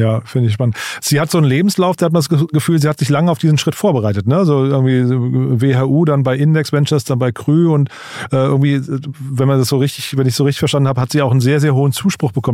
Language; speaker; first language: German; native; German